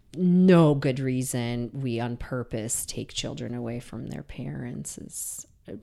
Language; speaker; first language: English; early bilingual, other home language; Russian